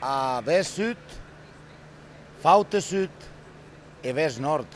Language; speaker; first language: French; non-native, learner; Italian